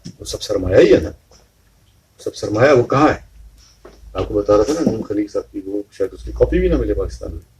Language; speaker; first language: Urdu; native; Urdu